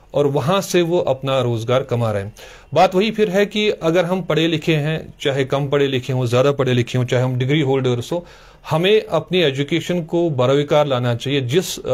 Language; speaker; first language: Hindi; non-native, local second language; Kashmiri